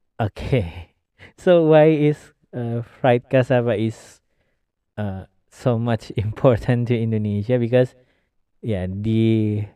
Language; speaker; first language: English; non-native, learner; Indonesian